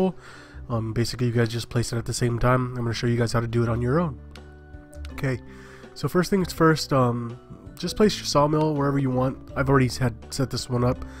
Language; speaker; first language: English; native; English